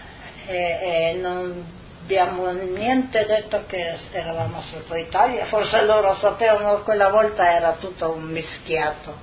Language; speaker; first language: Italian; non-native, local second language; Slovenian